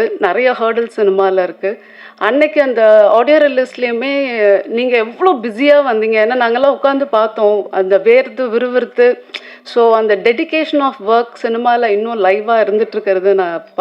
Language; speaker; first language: Tamil; native; Tamil